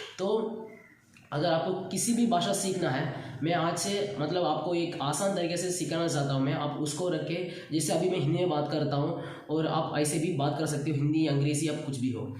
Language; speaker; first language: Hindi; non-native, local second language; Tamil